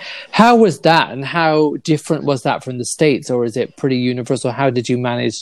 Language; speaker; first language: English; native; English